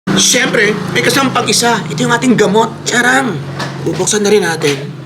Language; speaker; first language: Filipino; native; Filipino